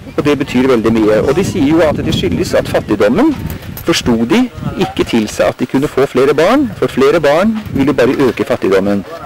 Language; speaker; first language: Norwegian; native; Norwegian